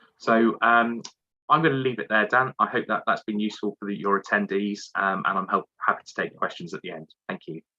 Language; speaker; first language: English; native; English